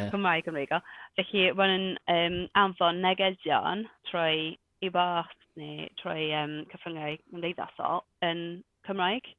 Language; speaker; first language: Welsh; non-native, local second language; English